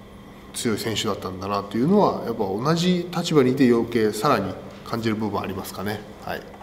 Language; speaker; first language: Japanese; native; Japanese